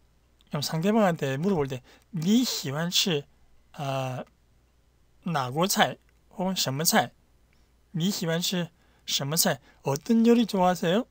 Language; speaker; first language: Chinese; non-native, fluent; Korean